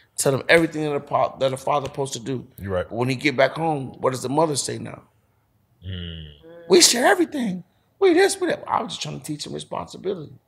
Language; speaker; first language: English; native; English